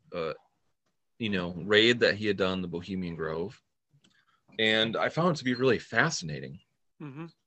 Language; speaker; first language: English; native; English